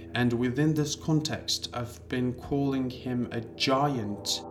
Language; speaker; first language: English; non-native, fluent; Georgian